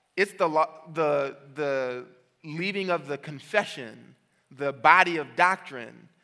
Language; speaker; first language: English; native; English